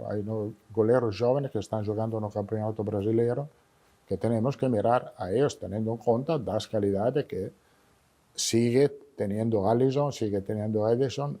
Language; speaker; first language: Portuguese; non-native, fluent; Italian